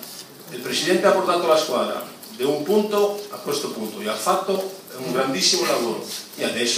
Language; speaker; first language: Italian; non-native, fluent; Spanish